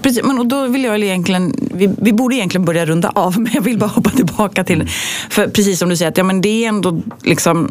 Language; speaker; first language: Swedish; native; Swedish